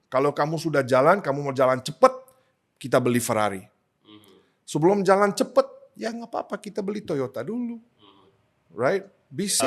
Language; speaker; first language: Indonesian; non-native, fluent; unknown